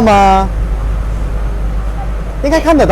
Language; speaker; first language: Chinese; non-native, fluent; Thai